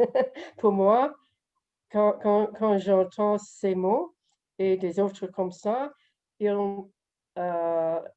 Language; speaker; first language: French; non-native, learner; English